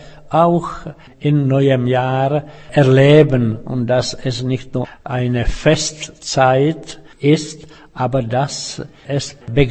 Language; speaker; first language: German; non-native, fluent; Czech